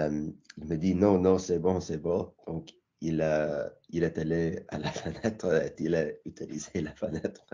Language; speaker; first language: French; non-native, learner; English